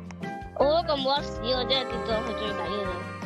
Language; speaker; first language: Chinese; early bilingual, heritage; Cantonese